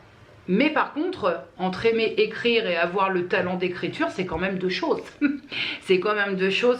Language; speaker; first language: French; native; French